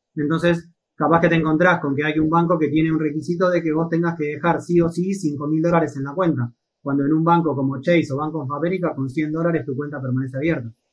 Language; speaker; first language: Spanish; native; Spanish